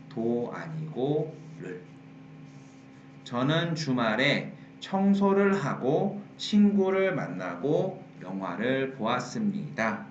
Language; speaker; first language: Korean; non-native, fluent; Vietnamese